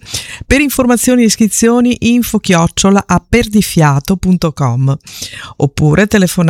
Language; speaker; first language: Italian; native; Italian